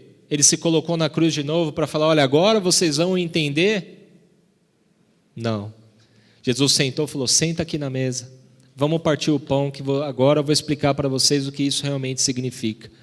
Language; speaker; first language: Portuguese; native; Portuguese